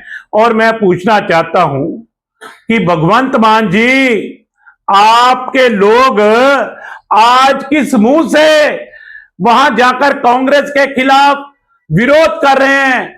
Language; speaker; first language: Hindi; non-native, local second language; Punjabi